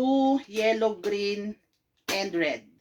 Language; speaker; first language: English; non-native, local second language; Filipino